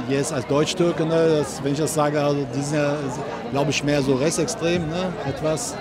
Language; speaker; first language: German; early bilingual, other home language; Turkish